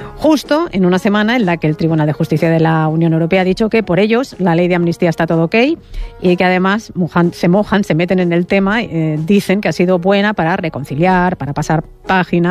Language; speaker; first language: Spanish; native; Spanish